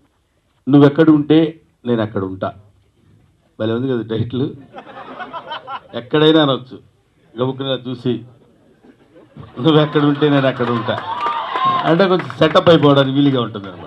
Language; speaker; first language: Telugu; native; Telugu